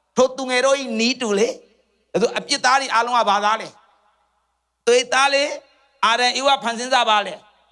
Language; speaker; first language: Burmese; non-native, local second language; Hakha Chin